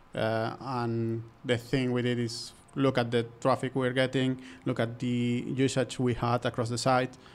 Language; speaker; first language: English; non-native, fluent; Spanish